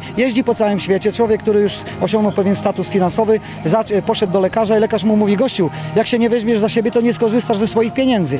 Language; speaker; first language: Polish; native; Polish